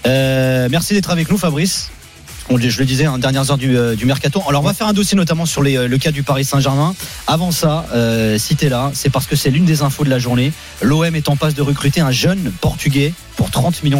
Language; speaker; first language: French; native; French